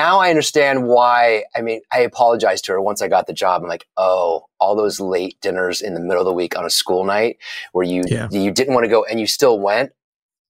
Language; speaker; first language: English; native; English